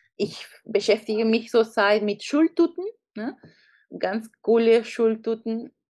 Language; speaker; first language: German; non-native, fluent; Spanish